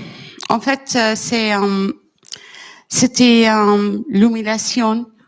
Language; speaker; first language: French; non-native, learner; Arabic